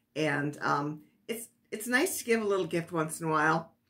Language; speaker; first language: English; native; English